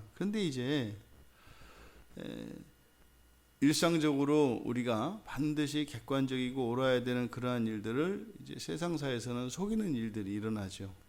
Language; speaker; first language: Korean; native; Korean